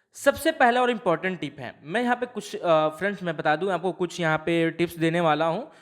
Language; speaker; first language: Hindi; non-native, local second language; Bhojpuri